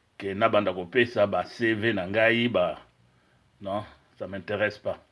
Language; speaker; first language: Lingala; non-native, local second language; Luba-Lulua